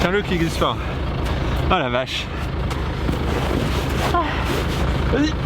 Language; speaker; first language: French; native; French